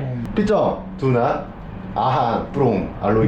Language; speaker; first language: Thai; non-native, learner; Korean